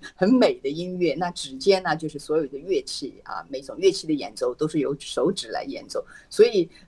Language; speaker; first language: Chinese; native; Chinese